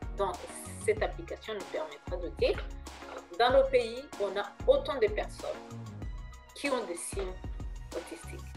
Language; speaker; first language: French; non-native, local second language; Kinyarwanda